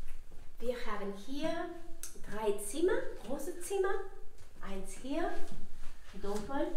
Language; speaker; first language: German; non-native, learner; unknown